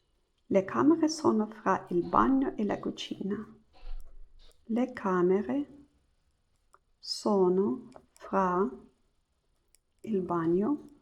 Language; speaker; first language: Italian; non-native, learner; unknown